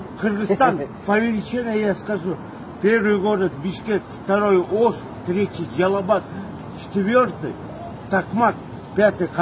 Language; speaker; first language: Russian; non-native, local second language; Kyrgyz